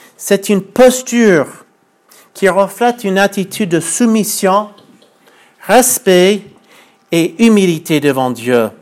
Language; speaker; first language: French; non-native, fluent; English